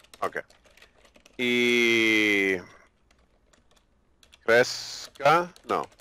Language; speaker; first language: Spanish; non-native, learner; English